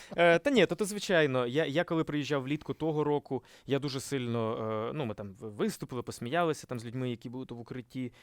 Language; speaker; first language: Ukrainian; non-native, local second language; Russian